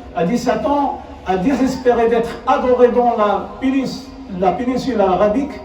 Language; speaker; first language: French; non-native, local second language; Arabic